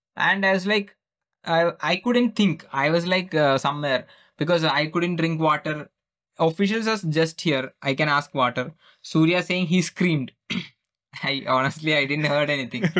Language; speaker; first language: English; non-native, local second language; Malayalam